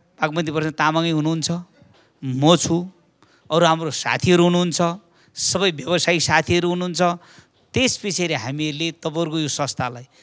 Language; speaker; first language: Nepali; non-native, local second language; Eastern Tamang